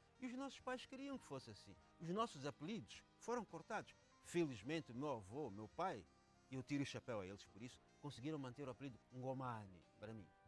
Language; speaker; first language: Portuguese; non-native, local second language; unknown